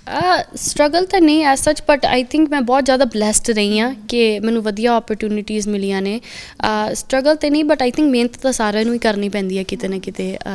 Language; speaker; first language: Punjabi; early bilingual, heritage; Punjabi